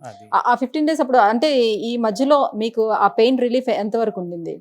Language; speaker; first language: Telugu; native; Telugu